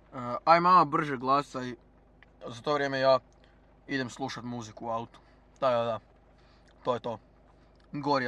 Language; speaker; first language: Croatian; native; Croatian